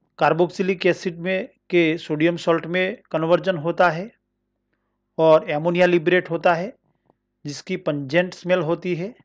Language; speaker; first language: Hindi; non-native, local second language; Marathi